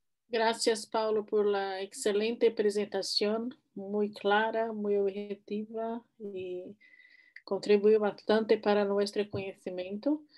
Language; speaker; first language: Spanish; non-native, fluent; Portuguese